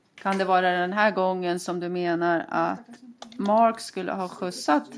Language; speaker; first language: Swedish; native; Swedish